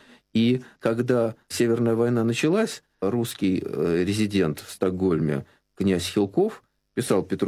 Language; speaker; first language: Russian; native; Russian